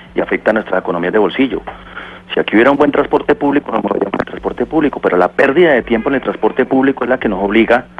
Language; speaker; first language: Spanish; native; Spanish